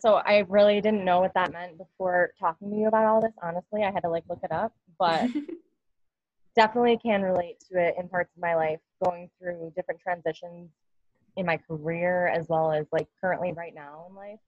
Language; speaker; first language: English; native; English